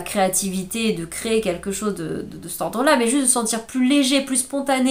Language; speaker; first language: French; native; French